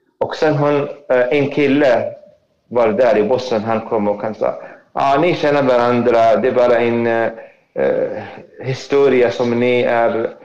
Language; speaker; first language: Swedish; non-native, fluent; Arabic